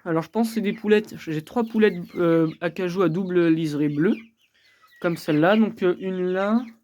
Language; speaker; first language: French; native; French